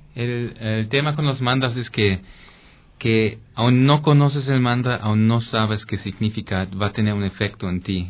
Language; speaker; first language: Spanish; non-native, fluent; German